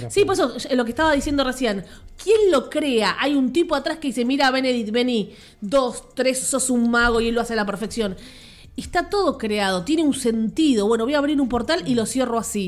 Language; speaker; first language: Spanish; native; Spanish